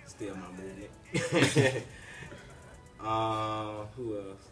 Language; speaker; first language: English; native; English